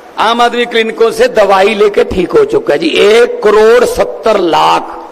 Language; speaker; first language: Hindi; non-native, local second language; Punjabi